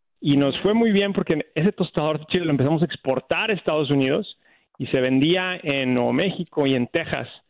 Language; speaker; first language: Spanish; native; Spanish